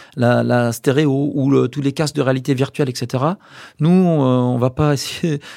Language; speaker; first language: French; native; French